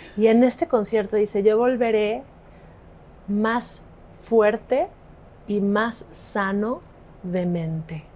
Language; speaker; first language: Spanish; native; Spanish